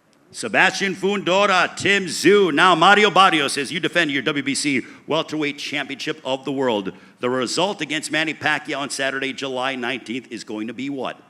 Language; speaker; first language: English; native; English